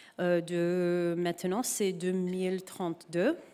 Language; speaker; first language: French; non-native, learner; English